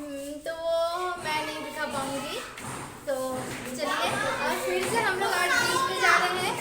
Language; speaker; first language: Hindi; native; Hindi